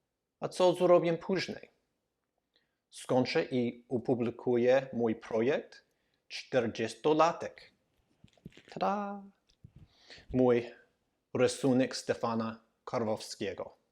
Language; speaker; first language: Polish; non-native, learner; English